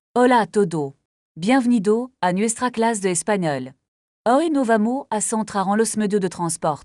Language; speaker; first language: Spanish; non-native, fluent; French